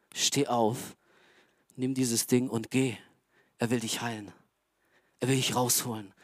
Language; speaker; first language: German; early bilingual, other home language; Romanian